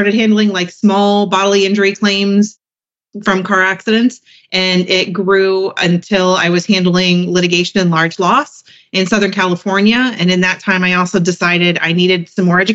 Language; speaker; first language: English; native; English